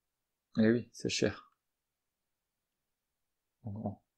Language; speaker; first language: French; native; French